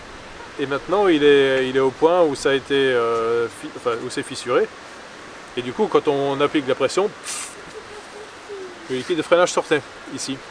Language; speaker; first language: French; native; French